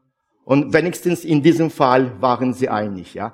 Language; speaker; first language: German; non-native, fluent; Russian